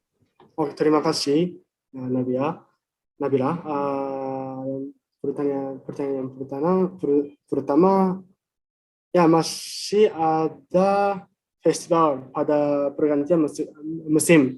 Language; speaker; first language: Indonesian; non-native, fluent; Japanese